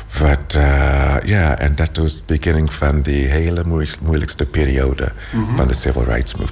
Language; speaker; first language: Dutch; non-native, learner; English